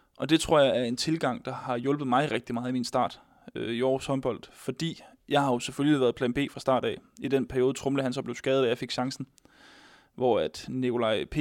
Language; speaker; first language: Danish; native; Danish